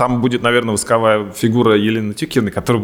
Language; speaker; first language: Russian; native; Russian